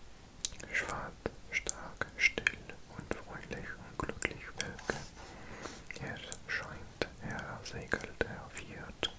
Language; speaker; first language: German; non-native, learner; English